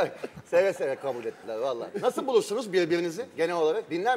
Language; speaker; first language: Turkish; native; Turkish